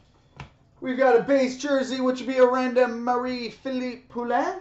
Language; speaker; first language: English; native; English